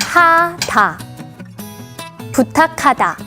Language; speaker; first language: Korean; native; Korean